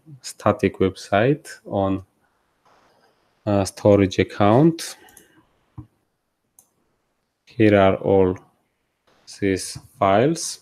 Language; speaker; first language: English; non-native, fluent; Georgian